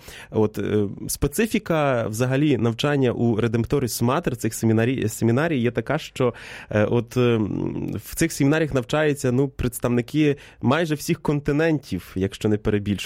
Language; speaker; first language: Ukrainian; native; Ukrainian